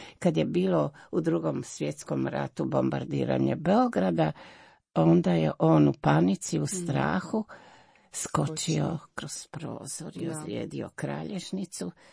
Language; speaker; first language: Croatian; native; Croatian